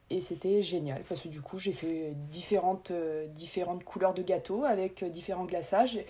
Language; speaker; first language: French; native; French